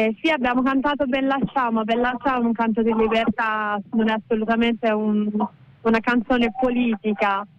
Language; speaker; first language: Italian; non-native, fluent; Persian